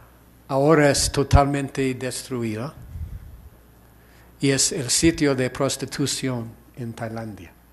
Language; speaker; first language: Spanish; non-native, fluent; English